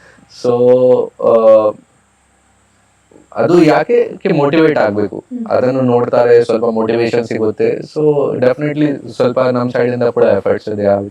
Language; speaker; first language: Kannada; non-native, local second language; Hindi